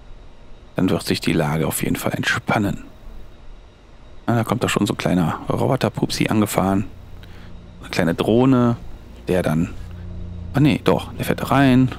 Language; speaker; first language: German; native; German